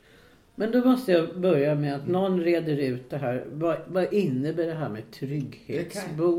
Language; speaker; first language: Swedish; native; Swedish